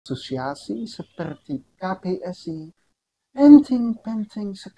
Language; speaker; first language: Indonesian; non-native, learner; Dutch